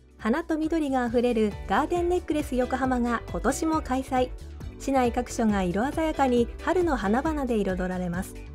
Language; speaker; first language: Japanese; native; Japanese